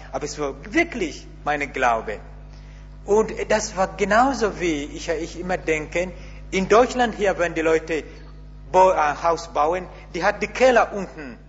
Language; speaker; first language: German; non-native, learner; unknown